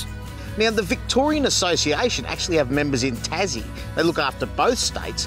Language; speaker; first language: English; native; English